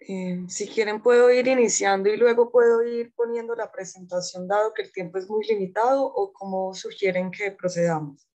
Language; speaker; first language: Spanish; native; Spanish